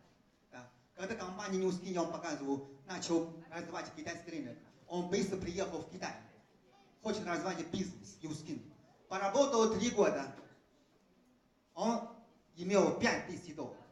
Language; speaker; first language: Russian; non-native, fluent; Chinese